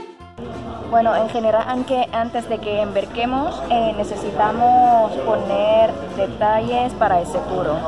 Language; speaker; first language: Spanish; non-native, learner; Thai